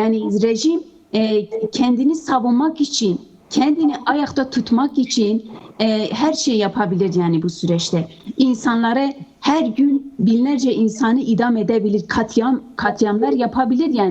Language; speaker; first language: Turkish; non-native, fluent; Kurdish